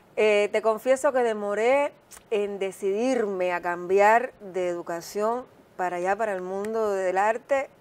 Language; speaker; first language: Spanish; native; Spanish